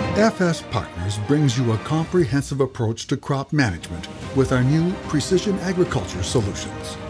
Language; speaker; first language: English; native; English